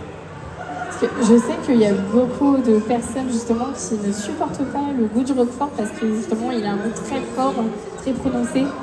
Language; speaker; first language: French; native; French